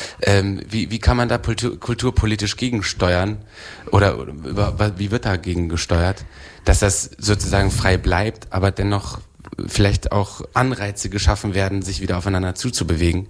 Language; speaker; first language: German; native; German